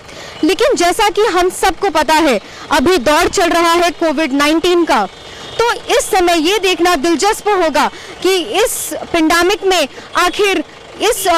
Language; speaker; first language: Hindi; native; Hindi